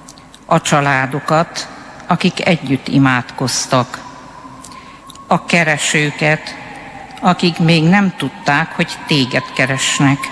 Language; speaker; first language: Hungarian; native; Hungarian